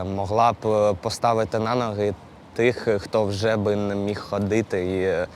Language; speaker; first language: Ukrainian; native; Ukrainian